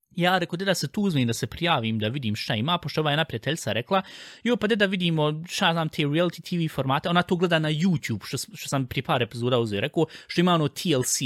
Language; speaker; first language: Bosnian; early bilingual, heritage; Bosnian